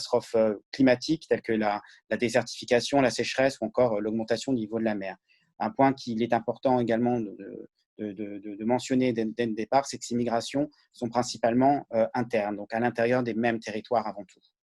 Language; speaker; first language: French; native; French